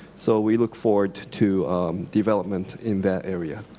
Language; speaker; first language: English; non-native, fluent; Japanese